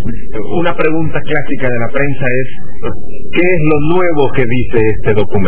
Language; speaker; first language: Spanish; native; Spanish